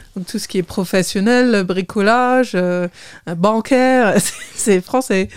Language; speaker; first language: French; non-native, fluent; English